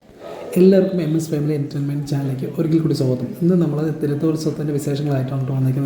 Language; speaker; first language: Malayalam; native; Malayalam